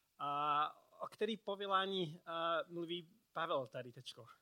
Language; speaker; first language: Czech; non-native, learner; English